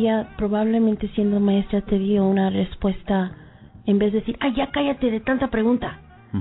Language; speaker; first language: Spanish; early bilingual, heritage; Spanish